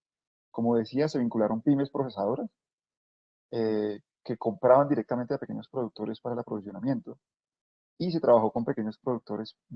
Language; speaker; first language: Spanish; native; Spanish